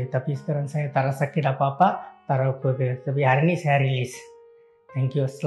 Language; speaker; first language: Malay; non-native, learner; Bangla